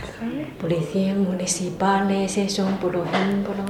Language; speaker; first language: Spanish; non-native, learner; Chinese